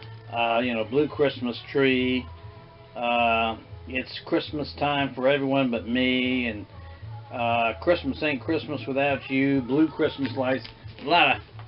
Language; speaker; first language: English; native; English